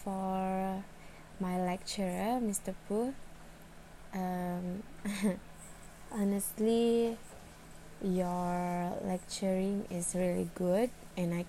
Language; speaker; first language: English; non-native, learner; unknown